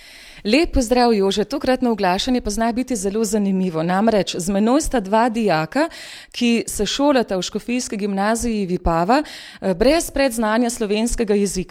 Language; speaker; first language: Slovenian; native; Slovenian